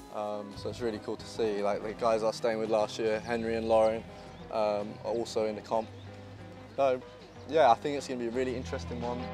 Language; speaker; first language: English; native; English